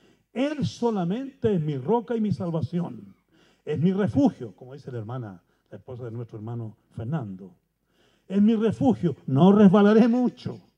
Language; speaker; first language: Spanish; native; Spanish